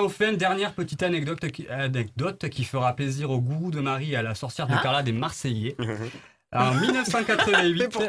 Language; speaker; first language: French; native; French